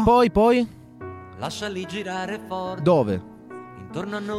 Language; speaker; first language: Italian; native; Italian